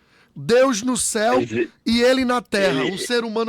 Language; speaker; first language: Portuguese; native; Portuguese